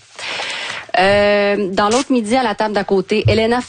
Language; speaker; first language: French; native; French